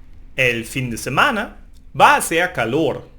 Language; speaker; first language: Spanish; non-native, fluent; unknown